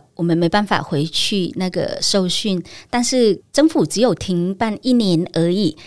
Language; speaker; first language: Chinese; non-native, fluent; Vietnamese